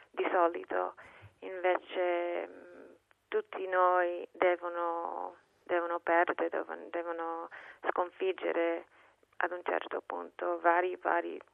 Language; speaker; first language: Italian; non-native, fluent; English